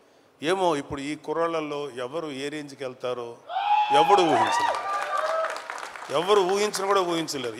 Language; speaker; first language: Telugu; native; Telugu